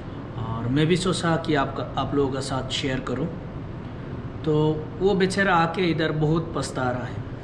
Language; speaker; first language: Hindi; non-native, local second language; Bangla